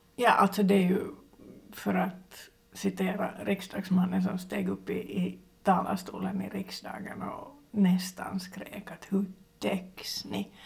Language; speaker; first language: Swedish; native; Swedish